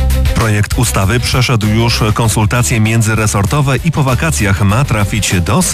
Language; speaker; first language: Polish; native; Polish